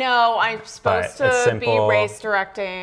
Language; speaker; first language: English; native; English